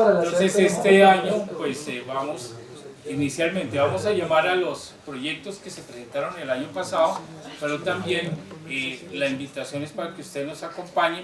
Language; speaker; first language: Spanish; native; Spanish